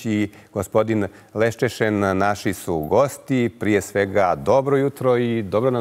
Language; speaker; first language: Bosnian; native; Bosnian